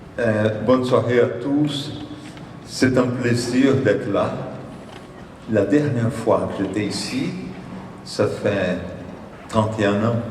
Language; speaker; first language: French; non-native, fluent; Portuguese